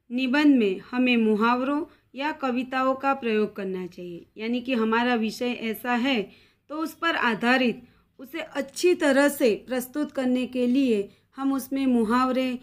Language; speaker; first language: Hindi; non-native, local second language; Gujarati